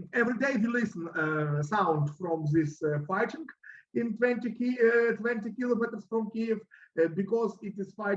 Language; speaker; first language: English; non-native, learner; Russian